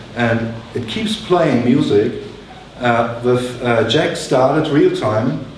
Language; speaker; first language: English; non-native, fluent; German